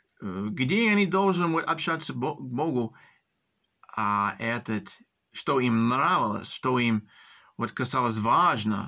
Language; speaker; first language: Russian; early bilingual, heritage; English